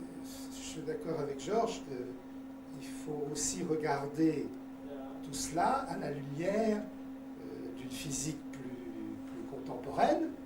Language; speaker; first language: French; native; French